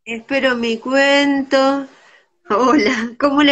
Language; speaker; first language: Spanish; native; Spanish